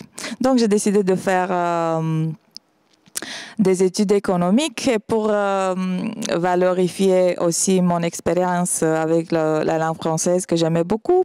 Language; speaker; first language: French; non-native, fluent; Romanian